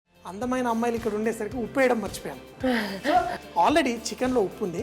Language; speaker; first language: Telugu; native; Telugu